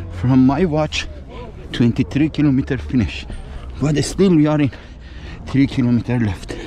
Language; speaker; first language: English; non-native, learner; Persian